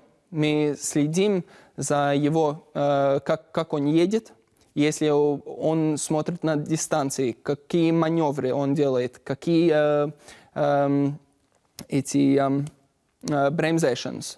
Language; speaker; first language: Russian; non-native, learner; Latvian